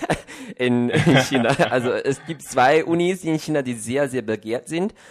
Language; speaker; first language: German; non-native, fluent; Chinese